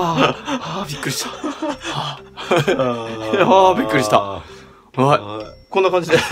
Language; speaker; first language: Japanese; native; Japanese